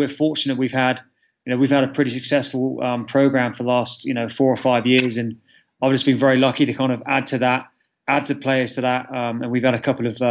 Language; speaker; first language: English; native; English